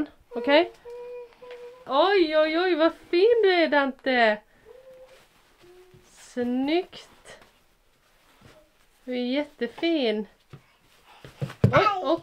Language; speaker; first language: Swedish; native; Swedish